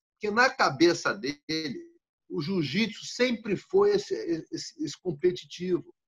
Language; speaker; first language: Portuguese; native; Portuguese